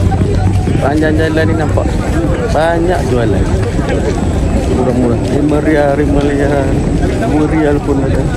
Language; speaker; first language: Malay; native; Malay